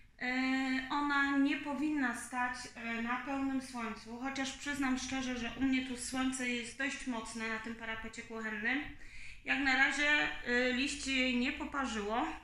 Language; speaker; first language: Polish; native; Polish